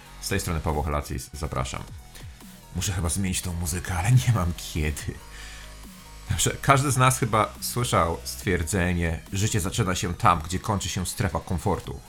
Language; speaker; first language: Polish; native; Polish